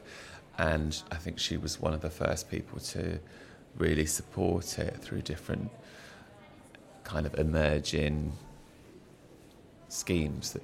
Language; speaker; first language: English; native; English